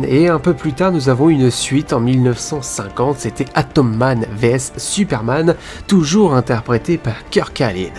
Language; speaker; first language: French; native; French